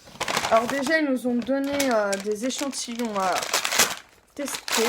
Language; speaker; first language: French; native; French